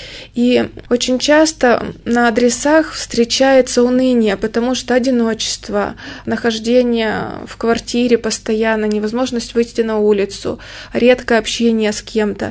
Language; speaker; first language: Russian; native; Russian